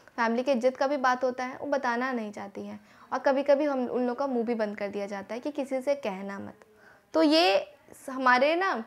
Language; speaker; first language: Hindi; native; Hindi